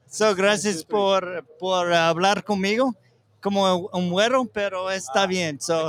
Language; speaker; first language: Spanish; non-native, learner; English